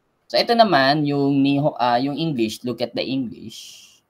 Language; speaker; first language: English; non-native, local second language; Filipino